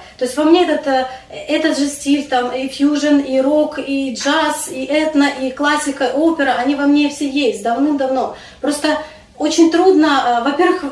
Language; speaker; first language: Russian; non-native, local second language; Crimean Tatar